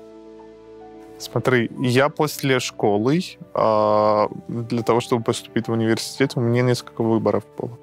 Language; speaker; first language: Russian; non-native, fluent; Persian